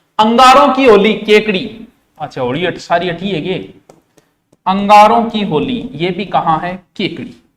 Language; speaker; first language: Hindi; native; Hindi